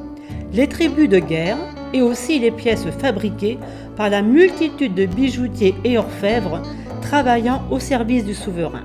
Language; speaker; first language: French; native; French